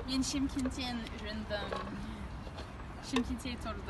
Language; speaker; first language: Kazakh; non-native, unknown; English